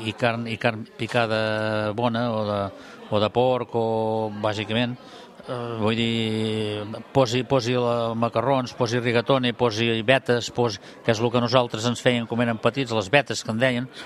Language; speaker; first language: Catalan; native; Catalan